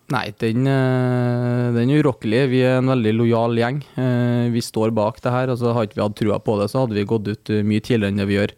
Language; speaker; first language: Norwegian; native; Norwegian